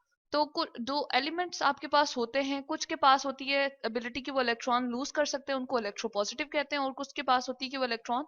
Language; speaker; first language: Hindi; non-native, local second language; Punjabi